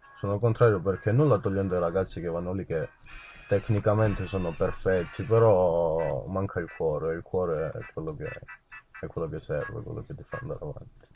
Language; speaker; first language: Italian; native; Italian